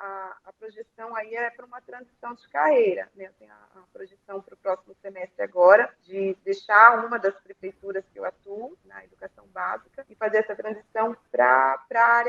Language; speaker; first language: Portuguese; native; Portuguese